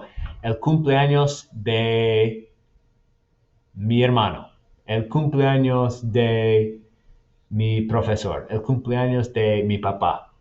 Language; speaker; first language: Spanish; non-native, fluent; English